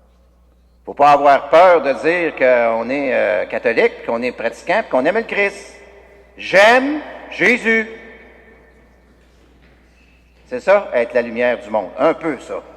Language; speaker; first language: French; native; French